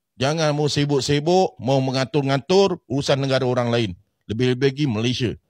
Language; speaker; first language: Malay; native; Malay